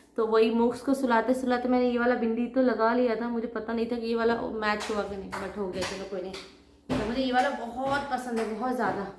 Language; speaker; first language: Hindi; non-native, local second language; Odia